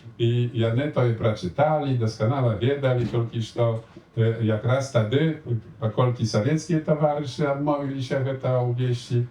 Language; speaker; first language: Polish; non-native, learner; Belarusian